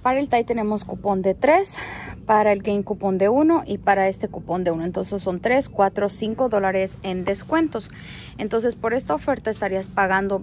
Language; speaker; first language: Spanish; native; Spanish